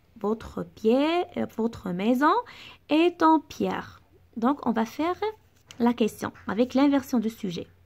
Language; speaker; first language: French; non-native, local second language; Arabic